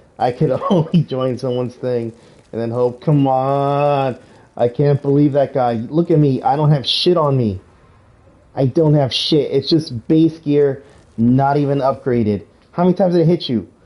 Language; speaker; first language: English; native; English